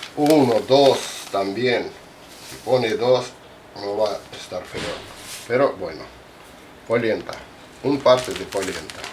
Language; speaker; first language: Spanish; non-native, fluent; Russian